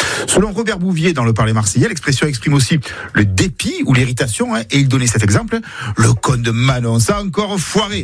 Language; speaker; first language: French; native; French